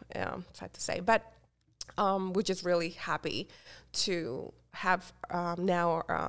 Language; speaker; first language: English; non-native, fluent; Spanish